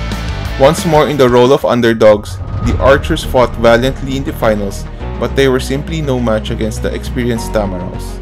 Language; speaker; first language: English; non-native, local second language; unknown